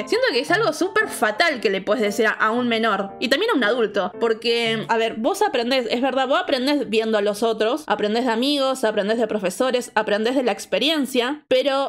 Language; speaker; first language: Spanish; native; Spanish